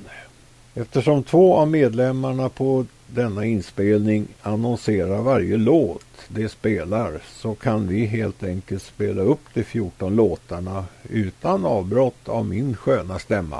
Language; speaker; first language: Swedish; native; Swedish